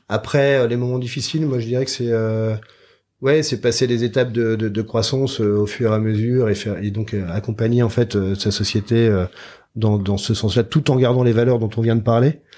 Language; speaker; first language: French; native; French